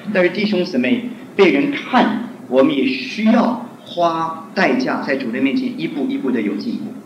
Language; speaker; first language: Chinese; non-native, local second language; Hakka Chinese